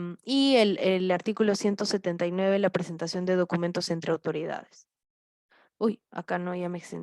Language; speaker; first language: Spanish; native; Spanish